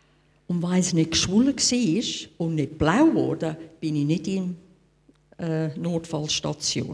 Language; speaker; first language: German; non-native, fluent; English